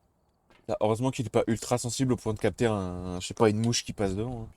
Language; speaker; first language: French; native; French